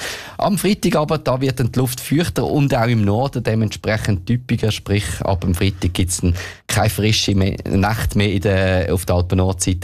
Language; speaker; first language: German; native; German